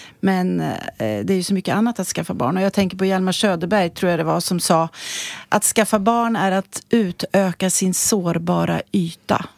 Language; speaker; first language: Swedish; native; Swedish